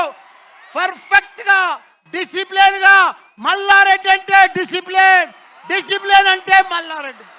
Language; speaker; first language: Telugu; native; Telugu